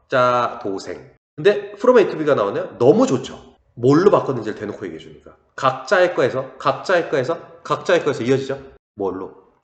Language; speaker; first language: Korean; native; Korean